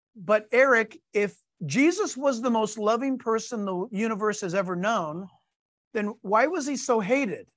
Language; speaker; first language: English; native; English